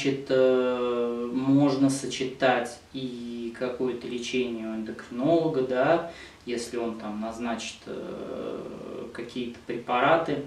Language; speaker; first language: Russian; native; Russian